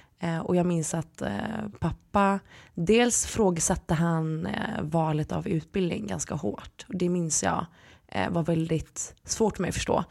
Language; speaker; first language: Swedish; early bilingual, other home language; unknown